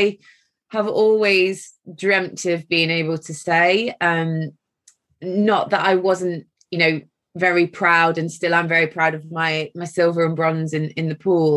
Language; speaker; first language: English; native; English